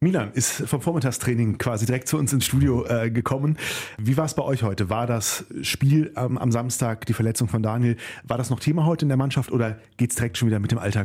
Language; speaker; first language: German; native; German